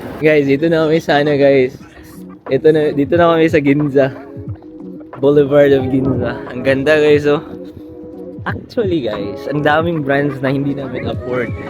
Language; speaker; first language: Filipino; non-native, local second language; Cebuano